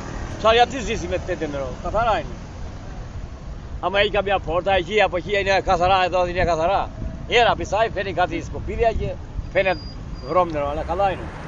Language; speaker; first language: Greek; non-native, learner; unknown